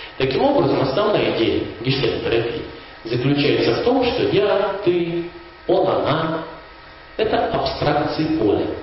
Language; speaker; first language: Russian; native; Russian